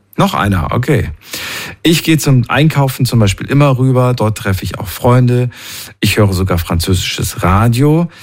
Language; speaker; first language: German; native; German